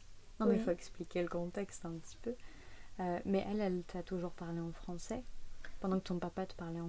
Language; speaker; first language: French; native; French